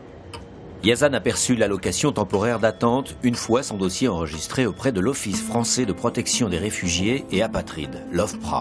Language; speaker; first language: French; native; French